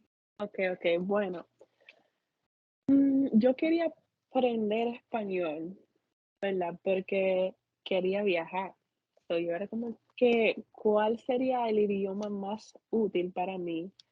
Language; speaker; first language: Spanish; non-native, fluent; English